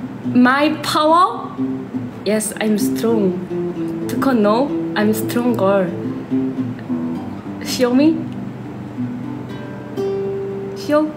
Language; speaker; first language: English; non-native, learner; Thai